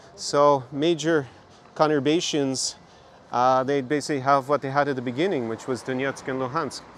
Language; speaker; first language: English; native; English